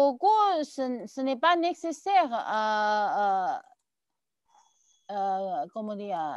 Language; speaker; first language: French; non-native, learner; Chinese